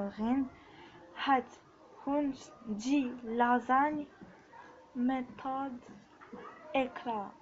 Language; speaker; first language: German; non-native, learner; French